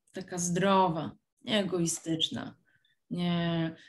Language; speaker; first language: Polish; native; Polish